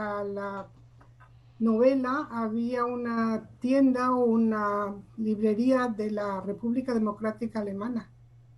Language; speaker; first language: Spanish; native; Spanish